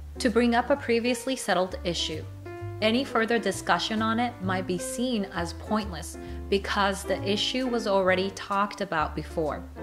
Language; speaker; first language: English; non-native, fluent; Japanese